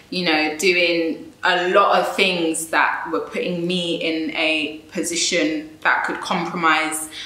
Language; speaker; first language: English; native; English